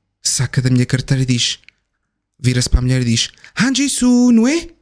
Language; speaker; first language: Portuguese; native; Portuguese